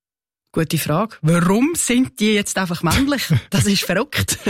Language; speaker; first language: German; native; German